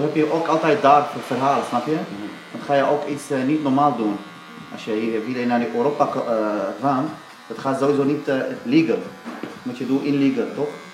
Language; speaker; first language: Dutch; non-native, learner; Arabic